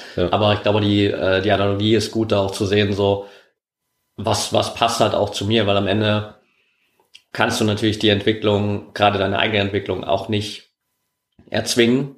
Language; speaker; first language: German; native; German